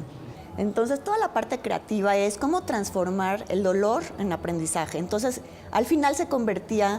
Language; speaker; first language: Spanish; native; Spanish